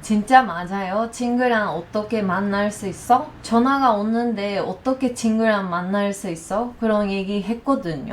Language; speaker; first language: Korean; non-native, learner; Japanese